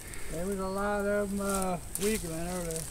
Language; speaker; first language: English; native; English